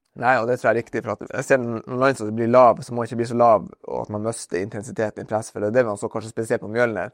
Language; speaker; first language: Norwegian; native; Norwegian